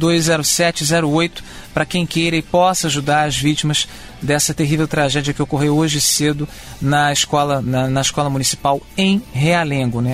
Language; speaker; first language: Portuguese; native; Portuguese